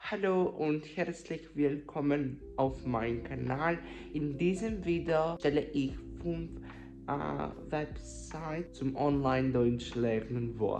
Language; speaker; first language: German; non-native, learner; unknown